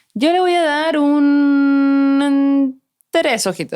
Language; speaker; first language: Spanish; native; Spanish